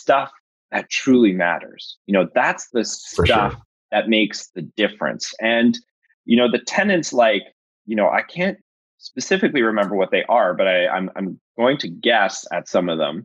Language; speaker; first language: English; native; English